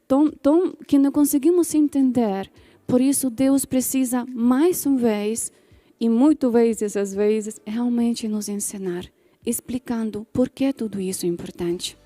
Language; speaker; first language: Portuguese; non-native, fluent; Polish